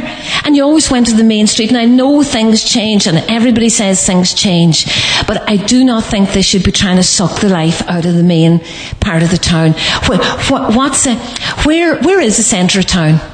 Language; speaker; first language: English; native; English